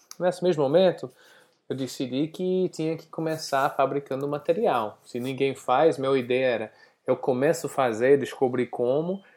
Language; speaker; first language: Portuguese; non-native, learner; English